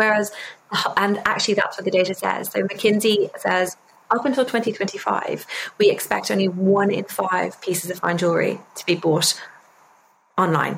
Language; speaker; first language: English; native; English